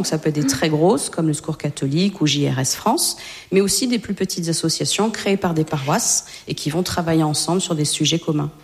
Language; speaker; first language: French; native; French